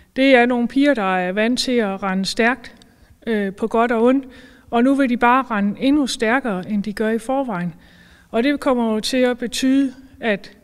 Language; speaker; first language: Danish; native; Danish